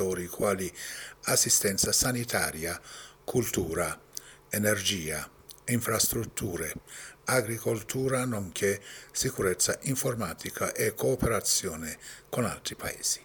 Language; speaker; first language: Italian; non-native, fluent; Persian